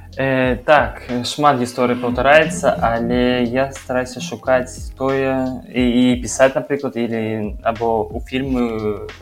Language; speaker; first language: Belarusian; non-native, local second language; Russian